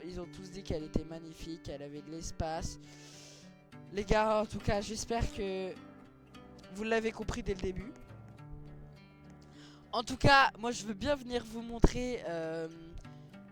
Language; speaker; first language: French; native; French